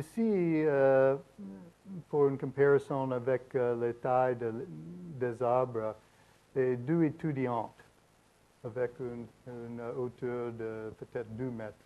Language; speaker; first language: French; non-native, learner; English